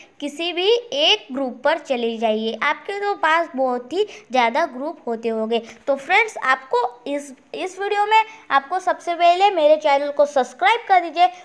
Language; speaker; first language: Hindi; non-native, local second language; Marathi